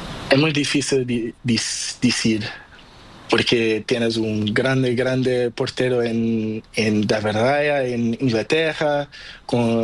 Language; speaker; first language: Spanish; non-native, learner; Portuguese